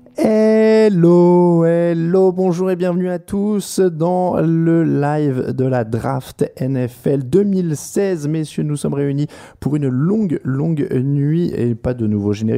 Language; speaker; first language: French; native; French